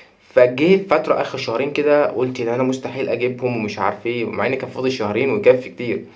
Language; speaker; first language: Arabic; native; Arabic